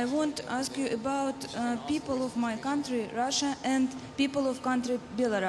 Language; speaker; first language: English; non-native, learner; Russian